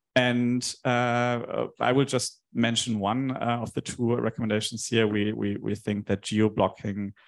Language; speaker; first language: English; non-native, fluent; German